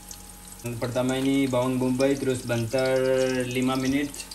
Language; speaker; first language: Indonesian; non-native, learner; Urdu